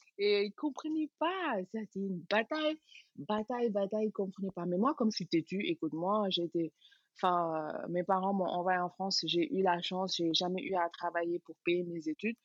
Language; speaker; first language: French; non-native, local second language; Serer